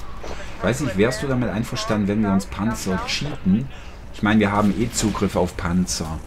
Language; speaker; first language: German; native; German